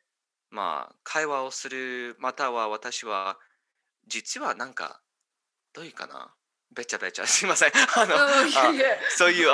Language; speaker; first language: Japanese; non-native, fluent; English